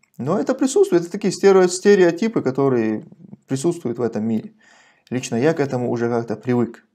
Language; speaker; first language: Russian; non-native, local second language; Chechen